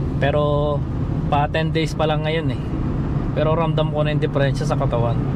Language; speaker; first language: Filipino; native; Filipino